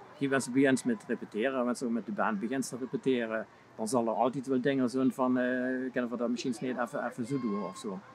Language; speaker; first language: Dutch; native; Dutch